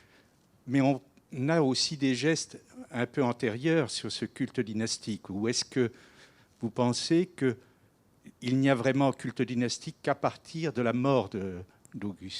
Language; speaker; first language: French; native; French